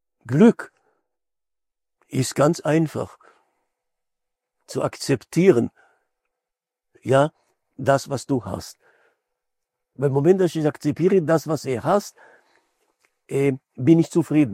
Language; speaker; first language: German; non-native, fluent; Hebrew